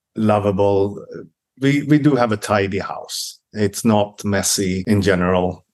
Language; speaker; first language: English; non-native, fluent; Swedish